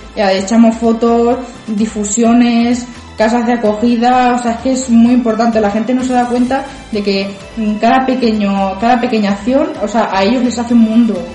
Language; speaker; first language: Spanish; native; Spanish